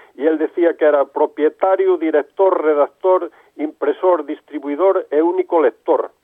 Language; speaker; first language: Spanish; non-native, local second language; Galician